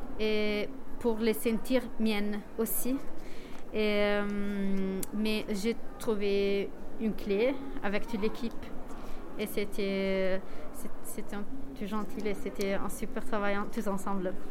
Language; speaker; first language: French; non-native, fluent; Italian